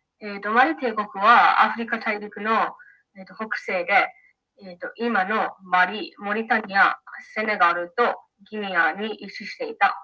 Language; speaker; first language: Japanese; non-native, learner; English